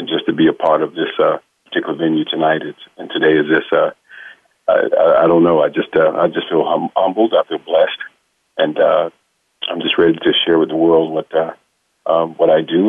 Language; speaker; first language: English; native; English